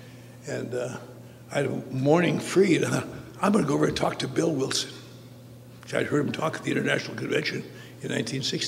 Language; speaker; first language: English; native; English